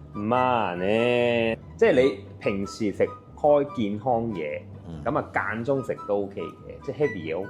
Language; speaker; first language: Cantonese; non-native, fluent; Japanese